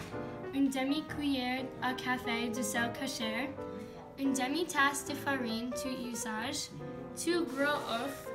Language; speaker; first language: French; non-native, learner; English